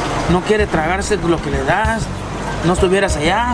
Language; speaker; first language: Spanish; early bilingual, heritage; Spanish